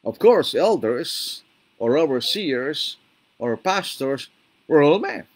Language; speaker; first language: English; non-native, local second language; Filipino